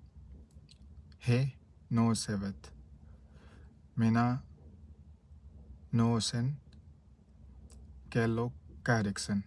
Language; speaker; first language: Finnish; non-native, learner; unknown